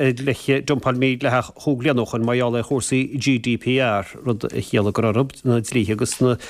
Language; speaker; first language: Irish; native; Irish